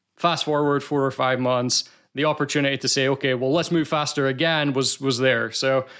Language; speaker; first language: English; native; English